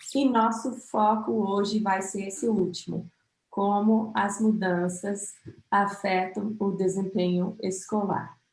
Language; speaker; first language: Portuguese; non-native, fluent; English